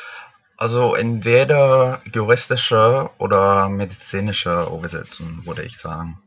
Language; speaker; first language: German; non-native, fluent; Spanish